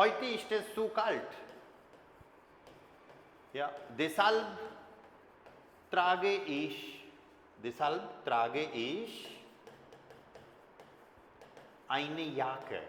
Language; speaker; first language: German; non-native, fluent; Hindi